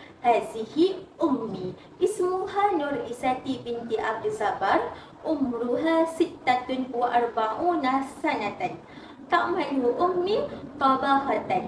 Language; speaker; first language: Arabic; non-native, learner; Malay